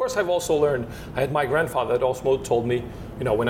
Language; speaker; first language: English; non-native, fluent; Portuguese